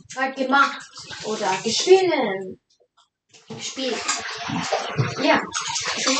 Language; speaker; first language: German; early bilingual, heritage; English